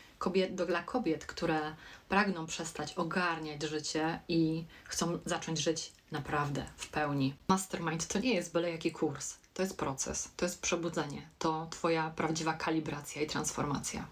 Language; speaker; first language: Polish; native; Polish